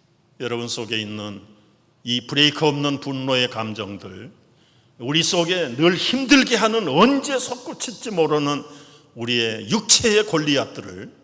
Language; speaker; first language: Korean; native; Korean